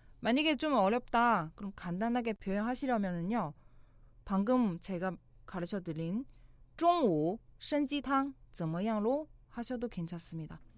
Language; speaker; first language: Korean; non-native, fluent; Chinese